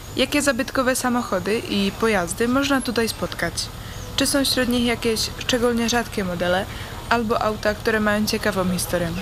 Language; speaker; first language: Polish; native; Polish